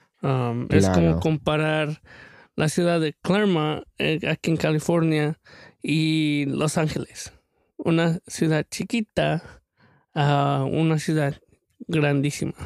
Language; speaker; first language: Spanish; early bilingual, other home language; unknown